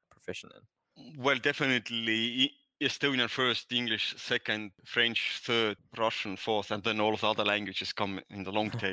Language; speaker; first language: English; non-native, fluent; Estonian